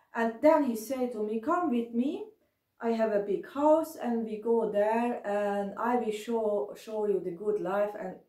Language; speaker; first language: English; non-native, learner; German